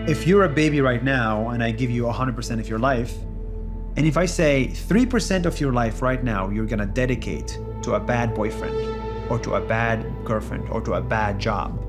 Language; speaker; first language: English; non-native, fluent; Arabic